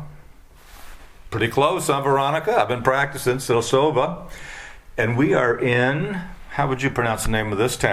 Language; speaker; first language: English; native; English